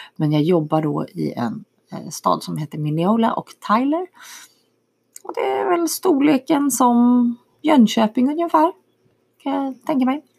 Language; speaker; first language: Swedish; early bilingual, other home language; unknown